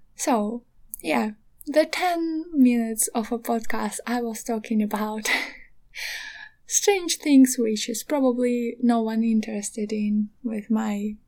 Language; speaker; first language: English; non-native, learner; Ukrainian